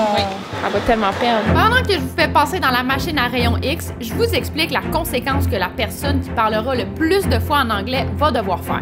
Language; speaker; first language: French; native; French